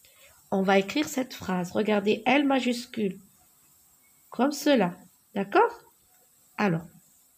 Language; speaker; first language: French; non-native, local second language; Arabic